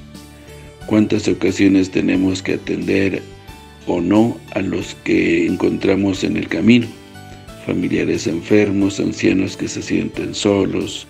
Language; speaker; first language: Spanish; native; Spanish